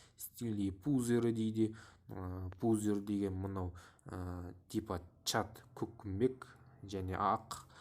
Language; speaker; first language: Kazakh; non-native, local second language; Russian